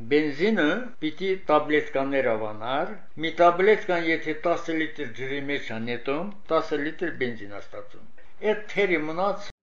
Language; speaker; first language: Armenian; native; Armenian